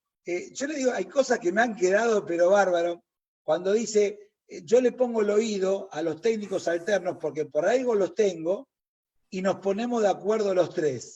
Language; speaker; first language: Spanish; native; Spanish